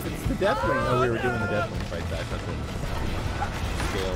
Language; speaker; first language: English; native; English